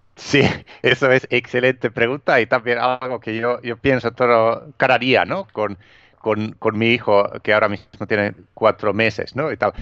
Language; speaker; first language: Spanish; non-native, fluent; Finnish